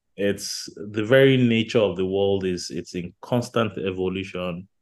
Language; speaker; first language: English; non-native, local second language; Yoruba